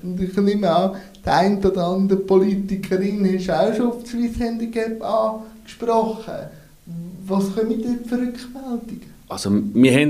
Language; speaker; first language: German; native; German